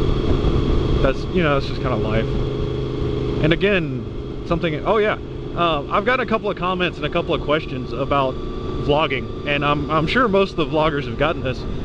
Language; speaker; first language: English; native; English